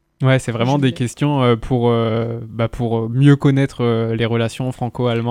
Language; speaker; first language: French; native; French